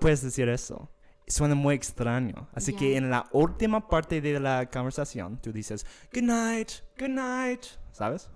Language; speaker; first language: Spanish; non-native, fluent; English